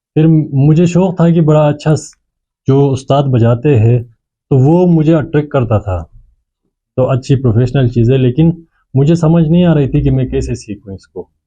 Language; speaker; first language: Urdu; non-native, local second language; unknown